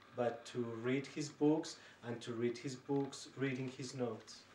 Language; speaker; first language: English; non-native, fluent; Spanish